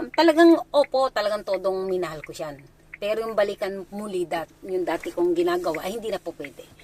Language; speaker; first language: Filipino; native; Filipino